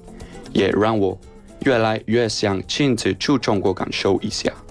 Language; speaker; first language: Chinese; non-native, fluent; Spanish